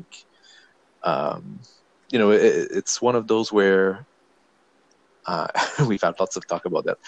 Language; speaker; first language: English; non-native, fluent; French